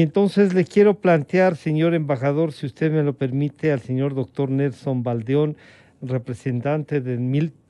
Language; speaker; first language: Spanish; native; Spanish